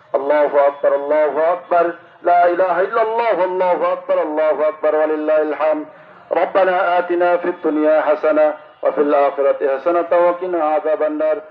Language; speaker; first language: Arabic; non-native, fluent; Bangla